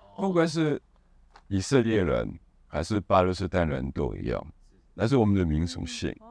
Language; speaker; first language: Chinese; non-native, fluent; Hebrew